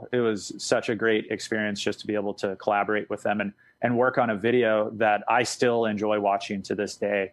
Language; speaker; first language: English; native; English